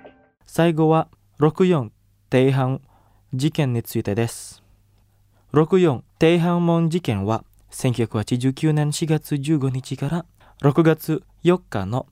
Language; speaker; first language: Japanese; non-native, fluent; Indonesian